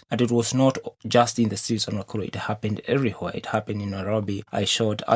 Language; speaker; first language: English; non-native, local second language; Kikuyu